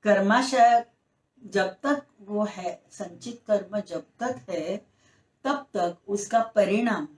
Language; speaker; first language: Hindi; non-native, local second language; Marathi